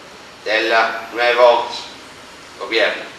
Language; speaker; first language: Spanish; non-native, fluent; Italian